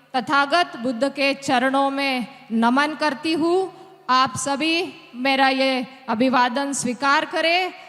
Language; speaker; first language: Hindi; non-native, local second language; Marathi